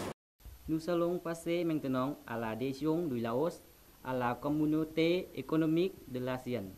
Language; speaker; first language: French; non-native, learner; Lao